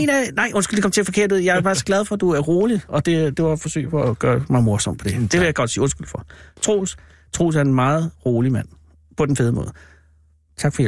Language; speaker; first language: Danish; native; Danish